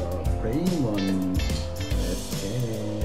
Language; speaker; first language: English; non-native, local second language; Filipino